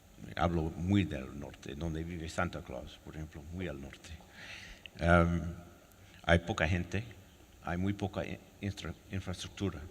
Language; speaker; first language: Spanish; non-native, fluent; French